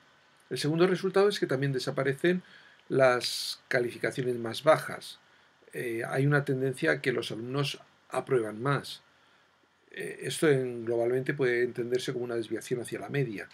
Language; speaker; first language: Spanish; native; Spanish